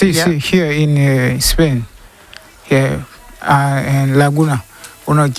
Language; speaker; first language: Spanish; non-native, learner; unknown